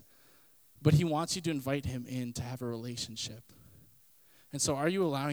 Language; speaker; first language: English; native; English